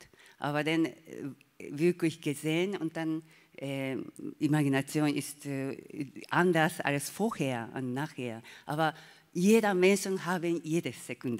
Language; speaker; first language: German; non-native, learner; Japanese